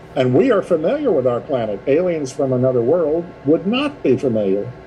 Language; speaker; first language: English; native; English